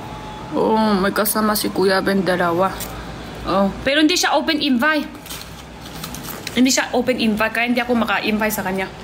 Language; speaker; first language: Filipino; non-native, learner; Chinese